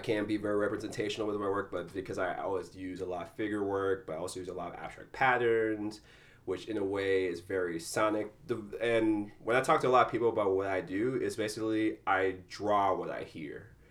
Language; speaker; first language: English; early bilingual, other home language; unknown